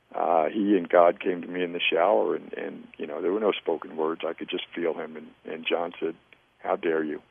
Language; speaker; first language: English; native; English